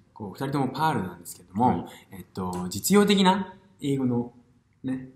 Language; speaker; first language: Japanese; native; Japanese